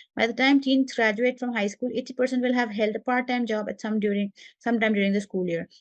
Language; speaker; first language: English; non-native, local second language; Malayalam